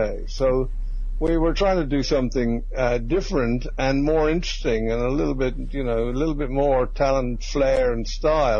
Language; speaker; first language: English; native; English